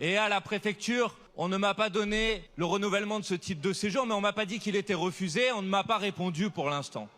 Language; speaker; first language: French; native; French